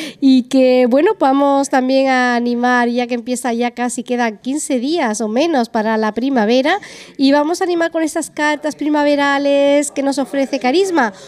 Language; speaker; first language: Spanish; native; Spanish